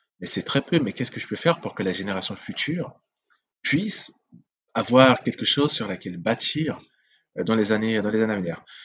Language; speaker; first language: French; non-native, local second language; Sango